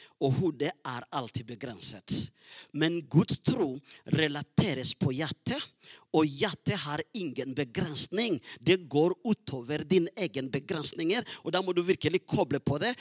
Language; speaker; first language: Norwegian; non-native, fluent; Rundi